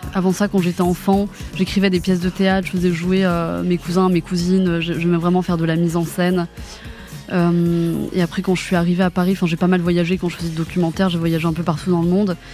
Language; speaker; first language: French; native; French